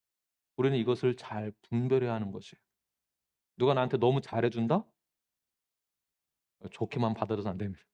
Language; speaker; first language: Korean; native; Korean